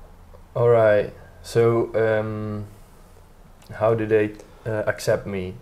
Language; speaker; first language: English; non-native, fluent; Dutch